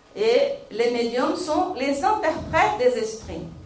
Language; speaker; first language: French; non-native, fluent; Portuguese